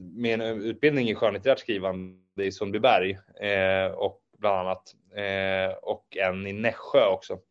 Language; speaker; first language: Swedish; native; Swedish